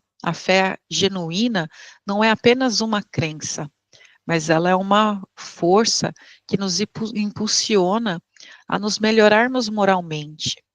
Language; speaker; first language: Portuguese; native; Portuguese